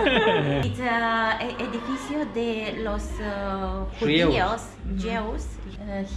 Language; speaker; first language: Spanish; non-native, fluent; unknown